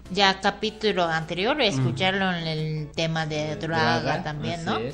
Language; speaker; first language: Spanish; non-native, fluent; Japanese